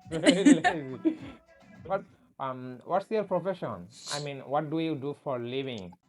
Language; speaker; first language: English; non-native, learner; Bangla